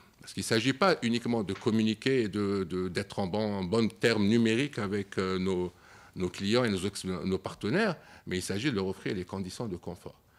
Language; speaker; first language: French; non-native, local second language; Arabic